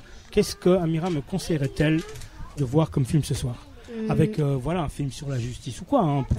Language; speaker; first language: French; native; French